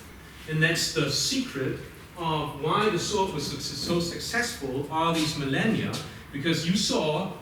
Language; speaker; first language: English; non-native, fluent; German